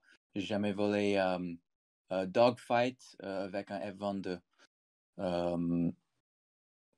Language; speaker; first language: French; non-native, fluent; English